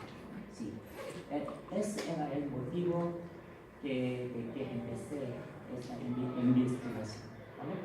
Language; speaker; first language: Spanish; non-native, fluent; Korean